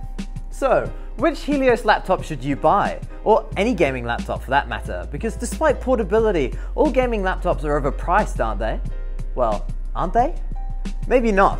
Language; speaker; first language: English; native; English